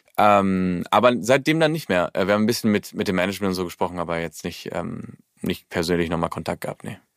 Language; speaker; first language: German; early bilingual, heritage; German